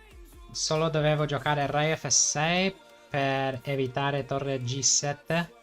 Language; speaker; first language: Italian; non-native, fluent; English